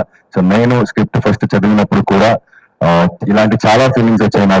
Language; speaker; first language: Telugu; non-native, fluent; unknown